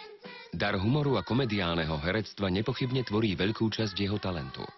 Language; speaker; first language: Slovak; native; Slovak